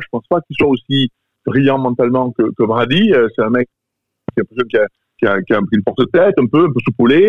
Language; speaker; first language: French; native; French